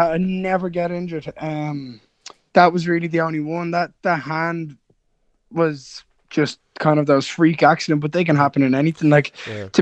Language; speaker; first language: English; native; English